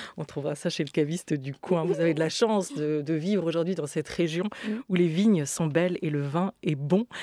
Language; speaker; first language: French; native; French